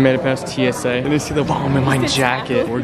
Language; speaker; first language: English; native; English